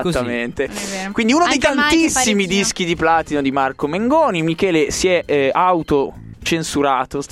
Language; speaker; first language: Italian; native; Italian